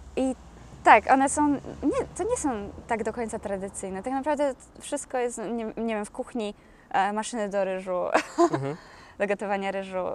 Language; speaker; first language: Polish; native; Polish